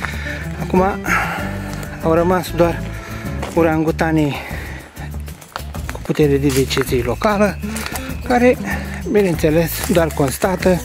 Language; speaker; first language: Romanian; native; Romanian